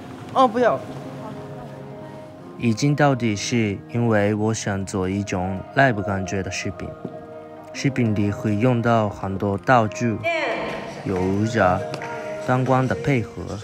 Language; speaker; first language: Chinese; non-native, fluent; Japanese